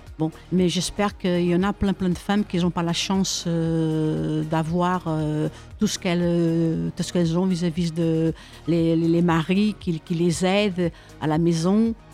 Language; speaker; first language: French; early bilingual, other home language; Portuguese